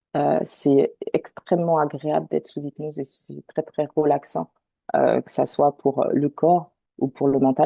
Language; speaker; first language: French; native; French